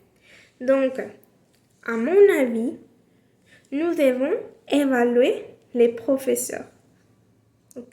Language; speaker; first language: French; non-native, learner; Spanish